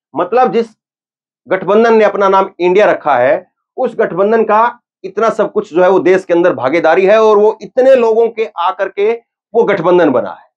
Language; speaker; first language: Hindi; native; Hindi